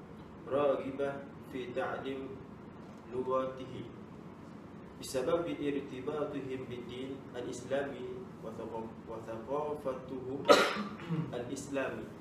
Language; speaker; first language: Arabic; non-native, learner; Malay